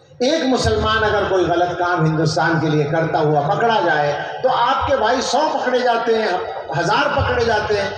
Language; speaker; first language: Urdu; native; Urdu